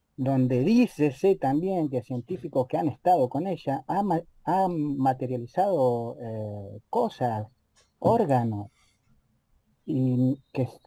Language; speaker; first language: Spanish; native; Spanish